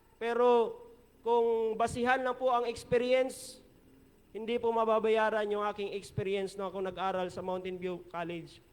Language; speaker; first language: Filipino; non-native, local second language; Hiligaynon